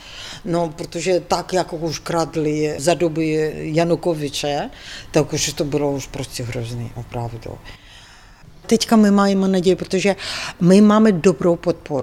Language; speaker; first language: Czech; non-native, fluent; Ukrainian